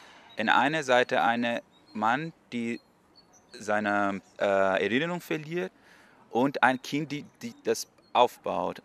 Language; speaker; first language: German; non-native, learner; Portuguese